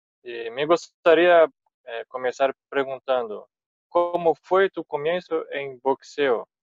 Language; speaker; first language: Spanish; non-native, fluent; Portuguese